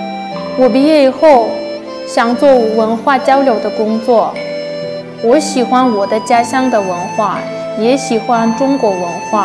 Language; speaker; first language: Chinese; non-native, fluent; Russian